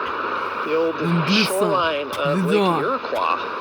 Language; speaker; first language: English; native; English